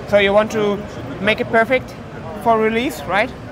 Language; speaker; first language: English; non-native, fluent; German